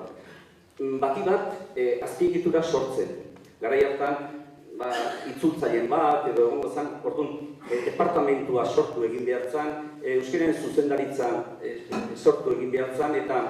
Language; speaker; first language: Basque; native; Basque